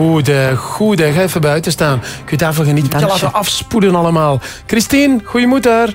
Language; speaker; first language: Dutch; native; Dutch